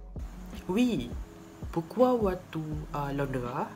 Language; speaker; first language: French; non-native, learner; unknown